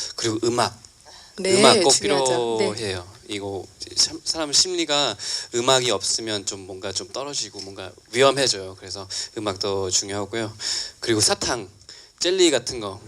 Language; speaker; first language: Korean; non-native, fluent; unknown